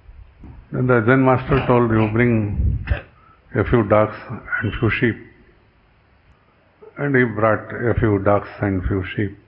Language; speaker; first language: English; non-native, local second language; Kannada